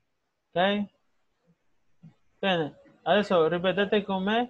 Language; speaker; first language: Italian; non-native, fluent; Spanish